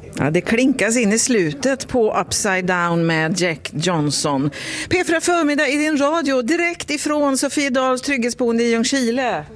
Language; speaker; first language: Swedish; native; Swedish